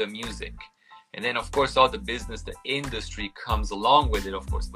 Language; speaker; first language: English; non-native, fluent; Italian